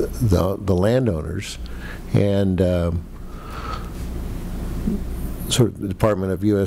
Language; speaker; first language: English; native; English